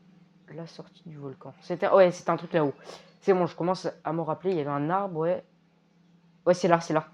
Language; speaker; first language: French; native; French